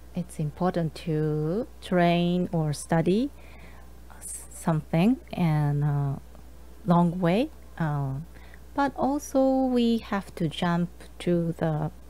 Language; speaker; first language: English; non-native, learner; Japanese